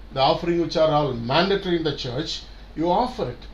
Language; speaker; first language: English; non-native, local second language; Tamil